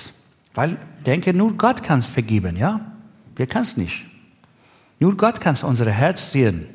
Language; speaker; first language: German; non-native, learner; Persian